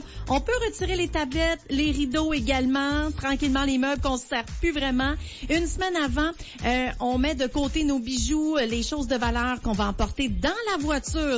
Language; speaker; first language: French; native; French